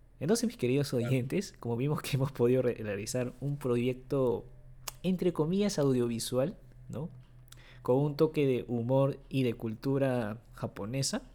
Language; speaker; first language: Spanish; early bilingual, other home language; Japanese